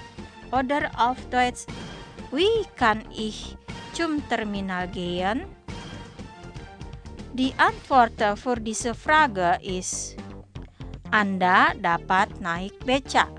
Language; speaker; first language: German; non-native, fluent; Indonesian